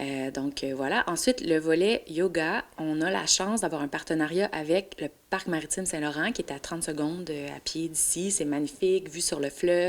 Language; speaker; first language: French; native; French